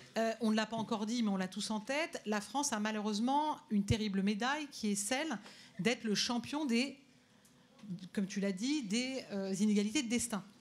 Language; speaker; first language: French; native; French